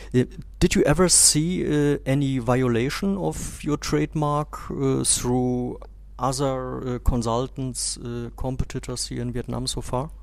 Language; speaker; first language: English; non-native, fluent; German